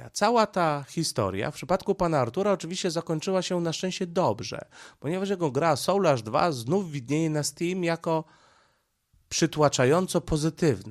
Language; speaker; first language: Polish; native; Polish